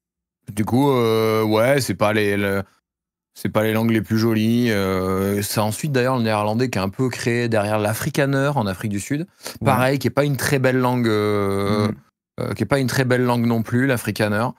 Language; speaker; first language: French; native; French